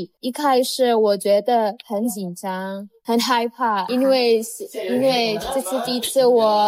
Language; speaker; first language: Chinese; non-native, fluent; Indonesian